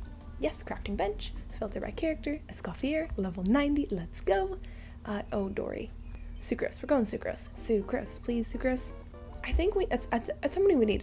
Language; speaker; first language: English; native; English